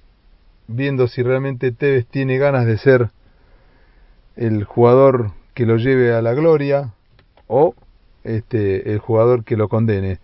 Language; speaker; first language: Spanish; native; Spanish